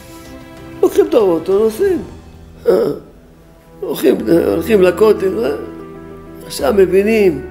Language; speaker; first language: Hebrew; non-native, fluent; French